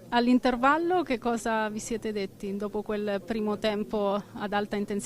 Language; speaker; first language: Italian; native; Italian